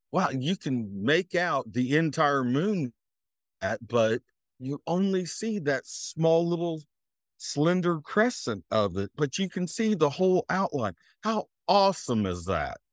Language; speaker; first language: English; native; English